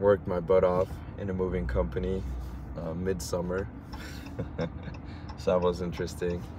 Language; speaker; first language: English; native; English